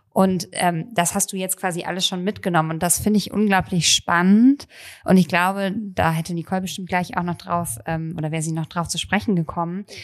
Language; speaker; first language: German; native; German